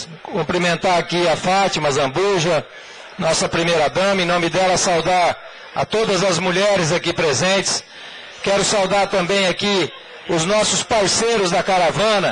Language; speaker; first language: Portuguese; native; Portuguese